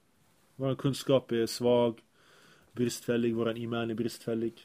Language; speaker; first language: Swedish; early bilingual, other home language; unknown